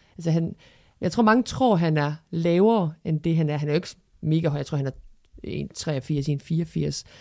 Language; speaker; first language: Danish; early bilingual, other home language; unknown